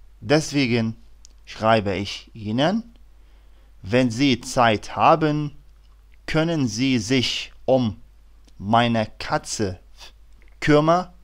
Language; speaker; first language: German; non-native, learner; Arabic